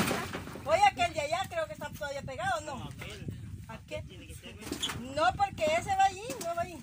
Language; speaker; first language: Spanish; native; Spanish